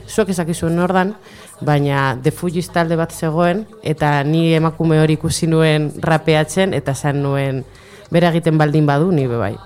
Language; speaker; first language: Basque; non-native, local second language; Spanish